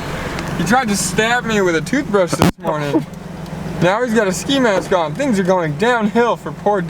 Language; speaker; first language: English; native; English